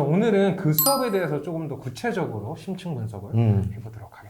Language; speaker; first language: Korean; native; Korean